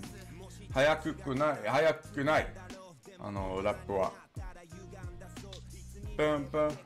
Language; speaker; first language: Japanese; non-native, learner; English